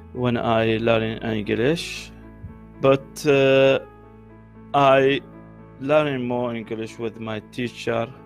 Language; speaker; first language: English; non-native, learner; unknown